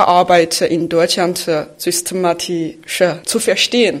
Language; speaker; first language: German; non-native, fluent; Chinese